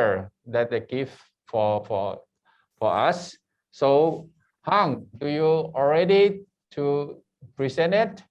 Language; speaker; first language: English; non-native, learner; Thai